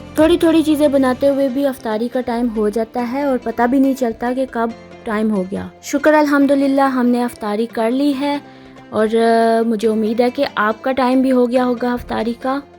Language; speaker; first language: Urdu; native; Urdu